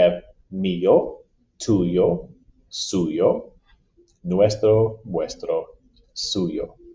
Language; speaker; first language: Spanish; non-native, fluent; English